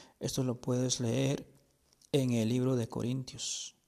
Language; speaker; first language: Spanish; native; Spanish